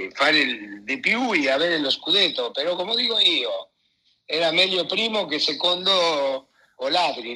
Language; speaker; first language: Italian; non-native, fluent; Spanish